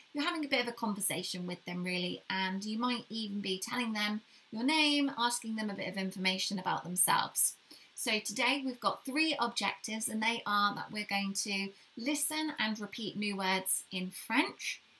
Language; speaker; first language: English; native; English